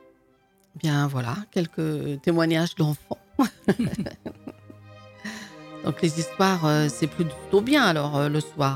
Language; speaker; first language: French; native; French